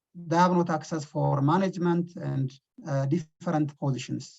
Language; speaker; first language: English; non-native, local second language; Amharic